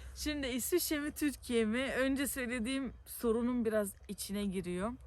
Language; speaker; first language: Turkish; early bilingual, heritage; Turkish